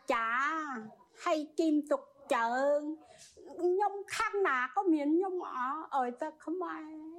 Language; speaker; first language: Khmer; native; Khmer